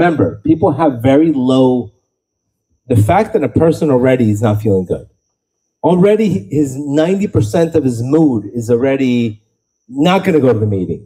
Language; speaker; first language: English; native; English